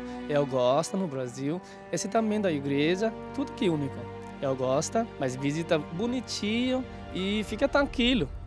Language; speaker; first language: Portuguese; non-native, learner; Bangla